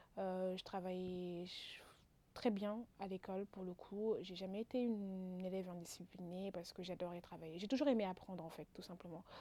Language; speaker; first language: French; non-native, local second language; Wolof